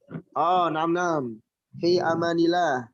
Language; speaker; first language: Arabic; non-native, fluent; Indonesian